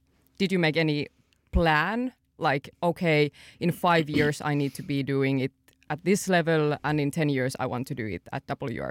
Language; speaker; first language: English; non-native, fluent; Finnish